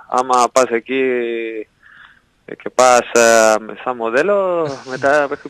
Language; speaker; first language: Greek; non-native, learner; Spanish